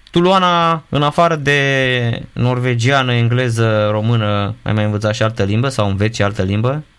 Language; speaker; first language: Romanian; native; Romanian